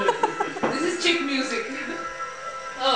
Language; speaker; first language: English; non-native, fluent; German